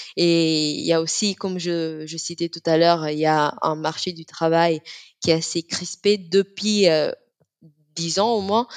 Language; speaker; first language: French; non-native, fluent; Italian